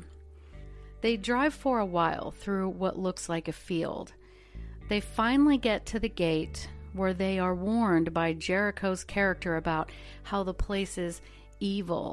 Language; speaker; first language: English; native; English